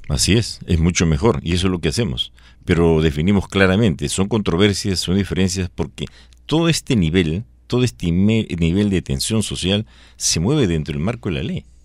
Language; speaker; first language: Spanish; native; Spanish